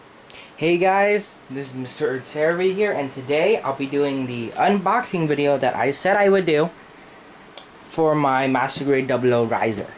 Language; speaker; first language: English; native; English